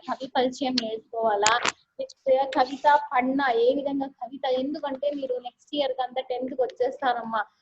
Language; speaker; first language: Telugu; non-native, local second language; Urdu